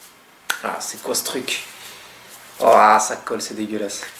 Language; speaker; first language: French; native; French